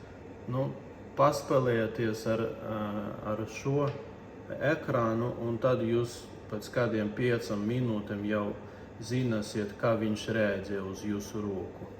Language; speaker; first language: Latvian; non-native, local second language; Russian